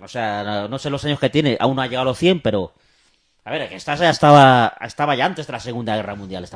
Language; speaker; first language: Spanish; native; Spanish